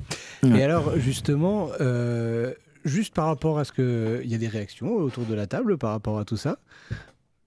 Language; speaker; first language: French; native; French